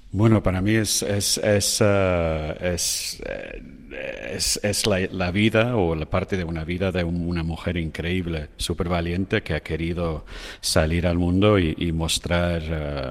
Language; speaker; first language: Spanish; non-native, fluent; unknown